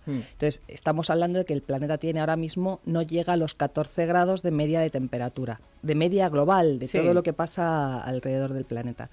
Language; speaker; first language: Spanish; native; Spanish